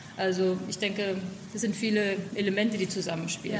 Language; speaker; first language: German; native; German